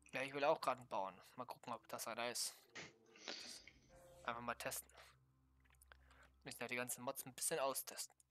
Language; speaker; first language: German; native; German